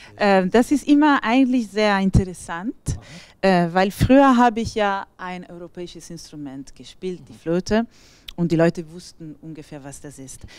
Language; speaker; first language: German; non-native, fluent; Italian